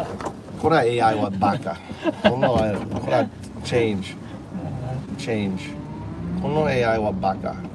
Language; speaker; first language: Japanese; non-native, learner; English